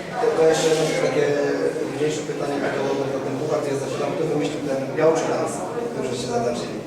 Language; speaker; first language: Polish; native; Polish